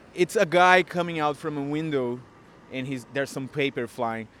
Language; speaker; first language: English; non-native, fluent; Portuguese